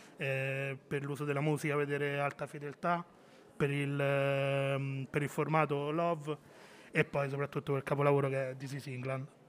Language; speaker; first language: Italian; native; Italian